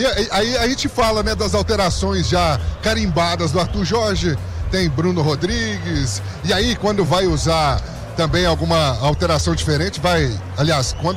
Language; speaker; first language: Portuguese; native; Portuguese